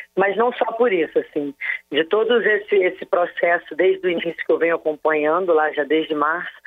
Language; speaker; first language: Portuguese; native; Portuguese